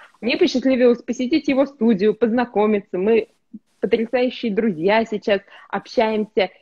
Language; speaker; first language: Russian; native; Russian